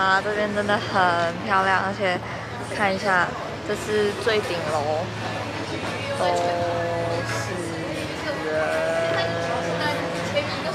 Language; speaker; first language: Chinese; native; Chinese